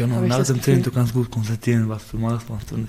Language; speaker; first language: German; non-native, learner; Persian